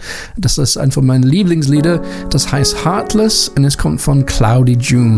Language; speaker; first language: German; non-native, learner; English